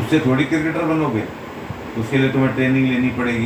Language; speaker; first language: Hindi; native; Hindi